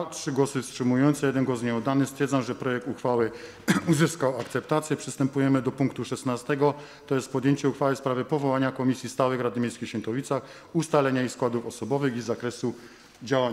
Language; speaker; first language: Polish; native; Polish